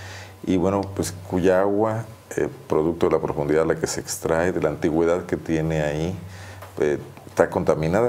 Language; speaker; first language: Spanish; native; Spanish